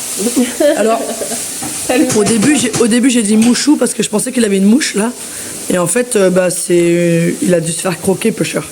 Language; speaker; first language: French; native; French